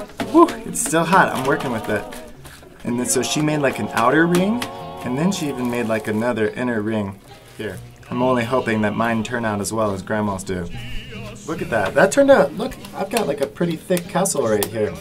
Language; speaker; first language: English; native; English